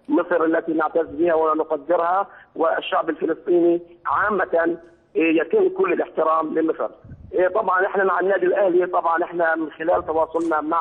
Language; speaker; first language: Arabic; native; Arabic